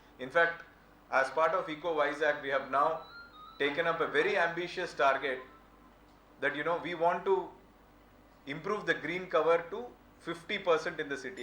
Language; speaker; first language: English; non-native, local second language; Telugu